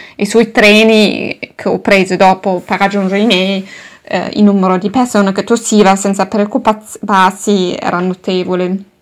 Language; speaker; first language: Italian; non-native, fluent; German